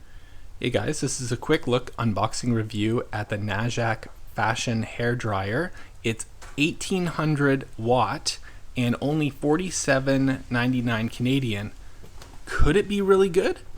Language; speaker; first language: English; native; English